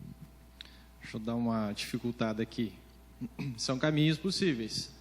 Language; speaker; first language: Portuguese; native; Portuguese